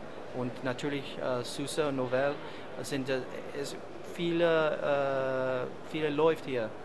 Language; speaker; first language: German; non-native, learner; English